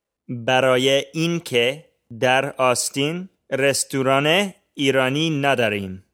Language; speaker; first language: Persian; non-native, learner; English